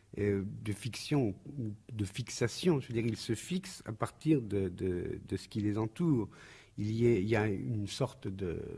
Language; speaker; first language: French; native; French